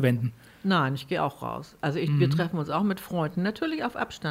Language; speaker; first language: German; native; German